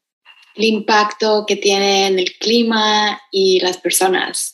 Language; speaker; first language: Spanish; early bilingual, heritage; Spanish